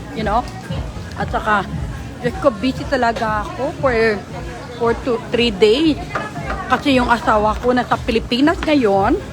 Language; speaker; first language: Filipino; non-native, local second language; Hiligaynon